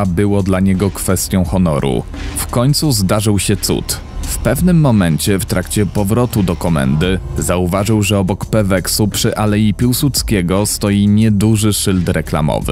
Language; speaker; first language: Polish; native; Polish